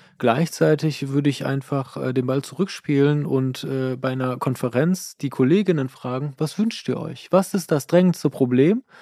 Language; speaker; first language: German; early bilingual, other home language; Persian